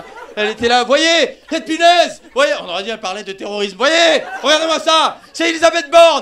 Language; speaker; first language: French; native; French